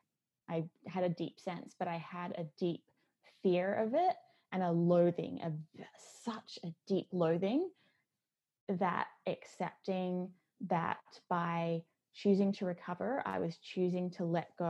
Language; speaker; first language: English; native; English